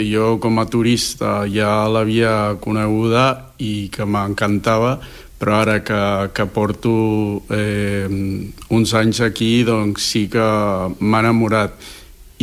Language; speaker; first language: Catalan; non-native, fluent; Spanish